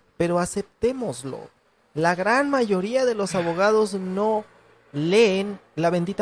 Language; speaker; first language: Spanish; native; Spanish